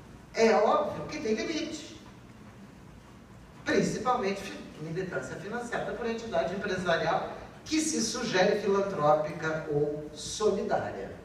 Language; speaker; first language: Portuguese; native; Portuguese